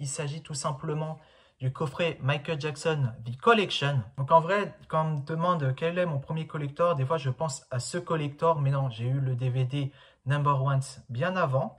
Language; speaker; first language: French; native; French